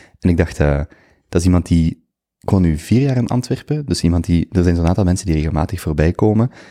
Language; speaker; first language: Dutch; native; Dutch